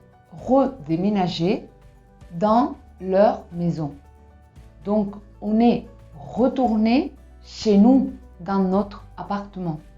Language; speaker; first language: French; non-native, fluent; Spanish